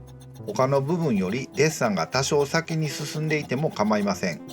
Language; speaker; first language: Japanese; native; Japanese